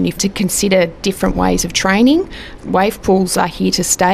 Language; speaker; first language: English; native; English